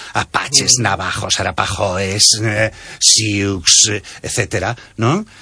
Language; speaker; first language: Galician; non-native, local second language; Spanish